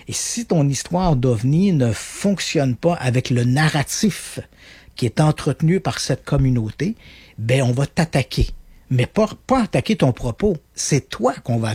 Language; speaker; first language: French; native; French